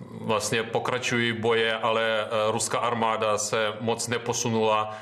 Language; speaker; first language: Czech; non-native, fluent; Ukrainian